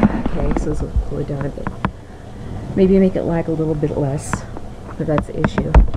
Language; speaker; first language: English; native; English